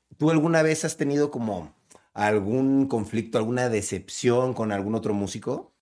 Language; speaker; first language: Spanish; native; Spanish